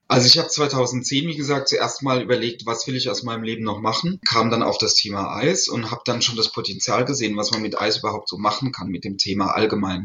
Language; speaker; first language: German; native; German